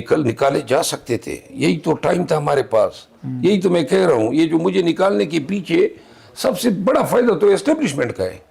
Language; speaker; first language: Urdu; non-native, local second language; Pashto